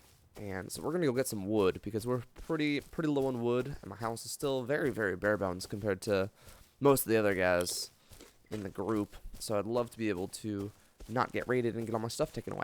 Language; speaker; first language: English; native; English